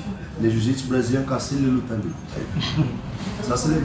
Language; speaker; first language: French; non-native, learner; Portuguese